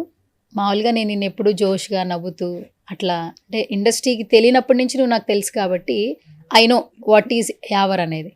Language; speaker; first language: Telugu; native; Telugu